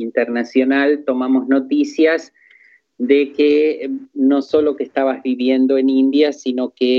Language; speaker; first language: Spanish; native; Spanish